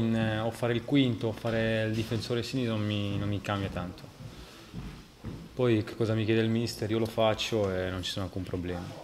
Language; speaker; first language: Italian; non-native, fluent; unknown